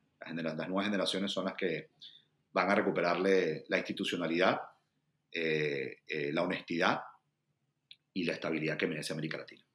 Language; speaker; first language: Spanish; native; Spanish